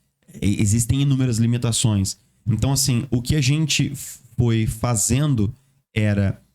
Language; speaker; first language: Portuguese; native; Portuguese